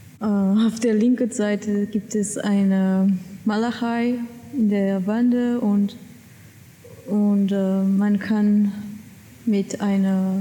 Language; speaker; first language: German; non-native, learner; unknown